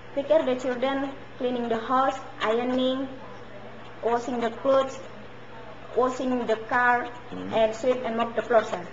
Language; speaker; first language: English; non-native, learner; Indonesian